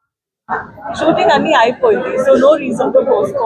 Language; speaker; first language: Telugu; non-native, learner; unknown